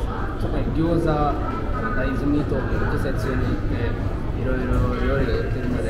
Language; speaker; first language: Japanese; non-native, learner; Kannada